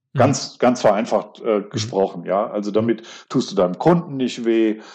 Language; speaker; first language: German; native; German